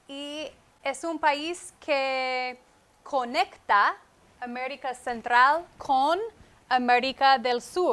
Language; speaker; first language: Spanish; non-native, fluent; English